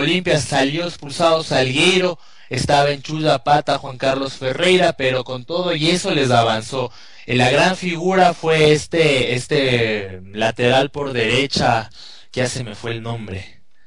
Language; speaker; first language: Spanish; native; Spanish